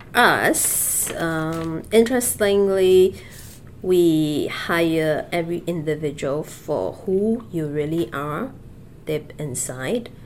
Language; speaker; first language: English; native; English